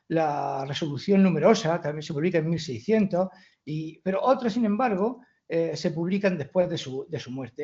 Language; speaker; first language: Spanish; native; Spanish